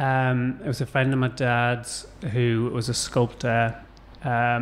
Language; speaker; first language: English; native; English